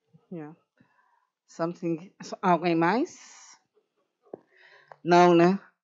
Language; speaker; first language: Portuguese; native; Portuguese